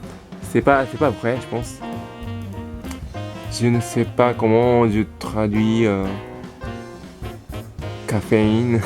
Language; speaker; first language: French; non-native, learner; Japanese